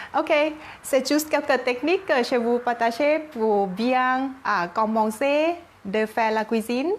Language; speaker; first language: French; non-native, learner; Thai